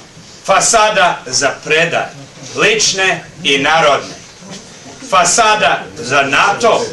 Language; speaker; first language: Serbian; early bilingual, heritage; Serbian